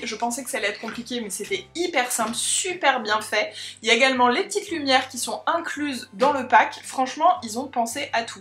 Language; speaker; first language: French; native; French